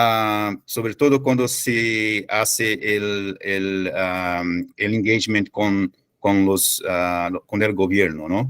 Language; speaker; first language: Spanish; non-native, fluent; Portuguese